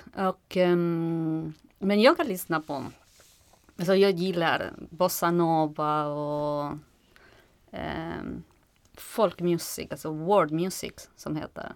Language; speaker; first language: Swedish; non-native, fluent; Spanish